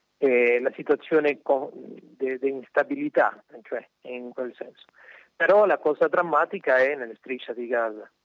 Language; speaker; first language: Italian; non-native, fluent; Spanish